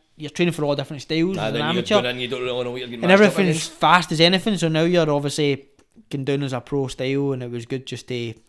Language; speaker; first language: English; native; English